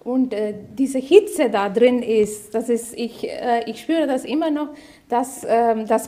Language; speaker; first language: German; non-native, learner; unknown